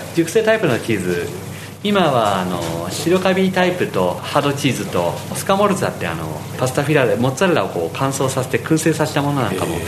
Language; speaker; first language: Japanese; native; Japanese